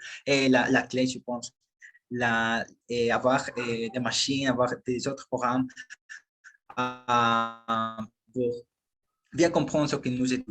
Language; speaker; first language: French; non-native, learner; Spanish